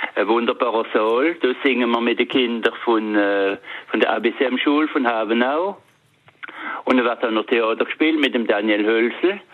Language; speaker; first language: German; early bilingual, heritage; French